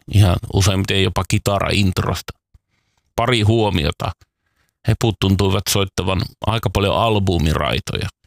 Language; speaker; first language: Finnish; native; Finnish